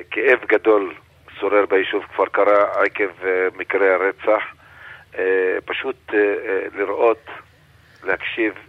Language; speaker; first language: Hebrew; non-native, local second language; Arabic